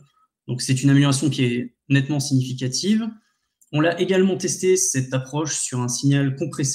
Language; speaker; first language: French; native; French